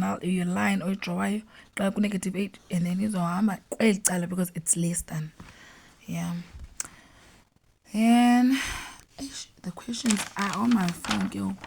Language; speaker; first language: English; non-native, local second language; Xhosa